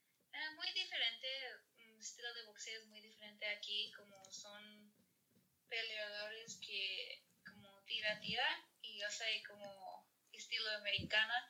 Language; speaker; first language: Spanish; early bilingual, heritage; English